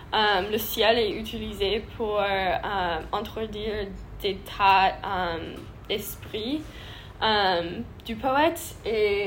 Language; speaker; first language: French; non-native, learner; English